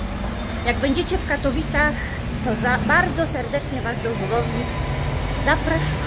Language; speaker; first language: Polish; native; Polish